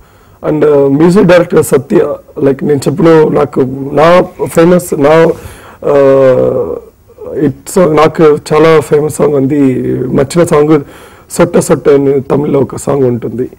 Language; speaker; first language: Telugu; non-native, learner; Tamil